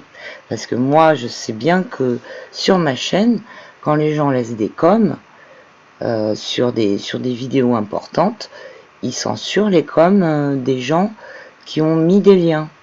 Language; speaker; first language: French; native; French